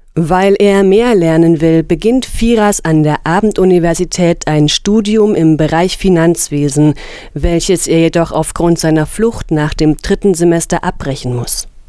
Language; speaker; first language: German; native; German